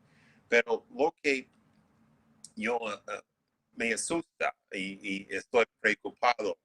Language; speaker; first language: Spanish; non-native, fluent; English